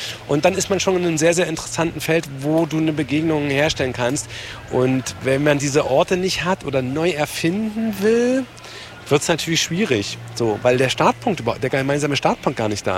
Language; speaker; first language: German; native; German